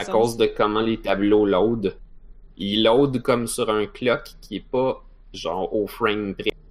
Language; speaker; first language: French; native; French